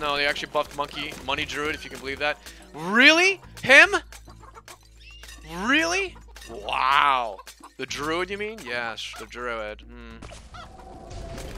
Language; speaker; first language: English; early bilingual, other home language; Polish